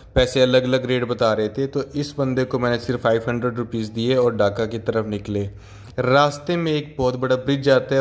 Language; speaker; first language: Hindi; native; Hindi